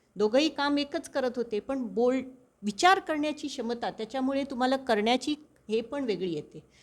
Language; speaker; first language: Marathi; non-native, local second language; Konkani